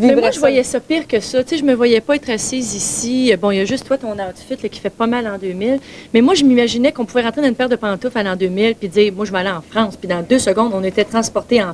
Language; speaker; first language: French; native; French